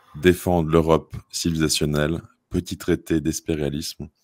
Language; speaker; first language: French; native; French